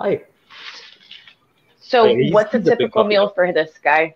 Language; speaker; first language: English; native; English